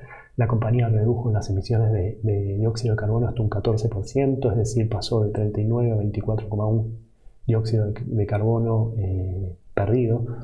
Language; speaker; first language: Spanish; native; Spanish